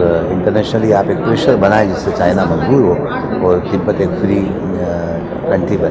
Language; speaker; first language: Hindi; native; Hindi